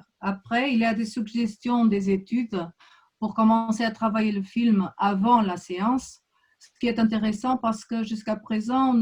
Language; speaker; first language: French; non-native, fluent; Portuguese